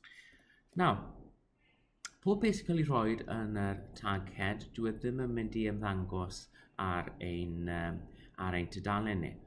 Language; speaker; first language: Welsh; non-native, local second language; English